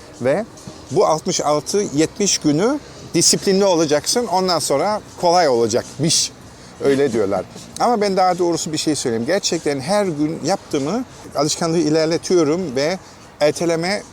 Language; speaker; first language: Turkish; non-native, fluent; German